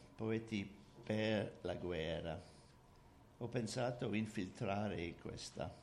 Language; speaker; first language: Italian; non-native, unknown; English